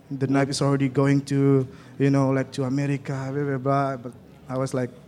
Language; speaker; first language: English; non-native, learner; Indonesian